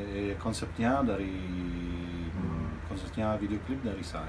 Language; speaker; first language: Indonesian; non-native, fluent; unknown